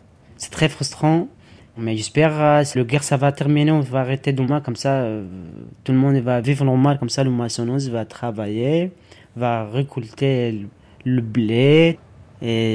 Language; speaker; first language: French; non-native, learner; Arabic